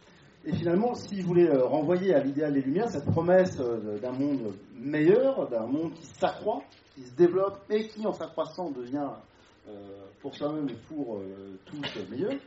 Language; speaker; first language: French; native; French